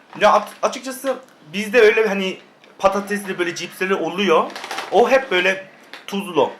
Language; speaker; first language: Turkish; non-native, fluent; Korean